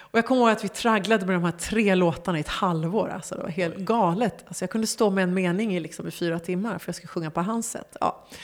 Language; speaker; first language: Swedish; early bilingual, other home language; Persian